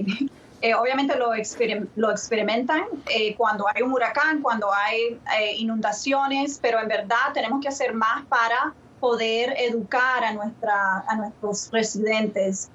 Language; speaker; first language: Spanish; early bilingual, other home language; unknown